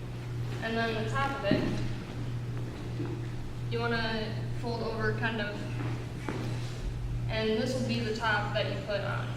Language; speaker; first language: English; native; English